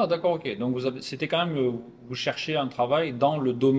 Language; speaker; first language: French; native; French